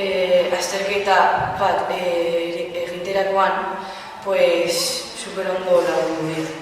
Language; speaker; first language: Basque; non-native, local second language; Spanish